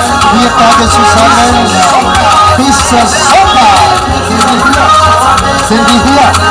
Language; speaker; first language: German; non-native, learner; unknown